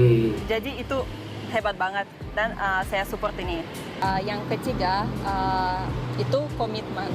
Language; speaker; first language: Indonesian; non-native, fluent; Russian